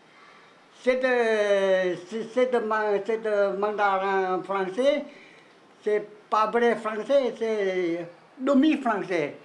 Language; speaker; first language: French; non-native, learner; Chinese